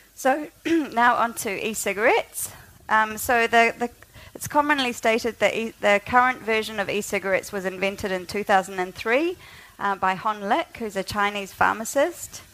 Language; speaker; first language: English; native; English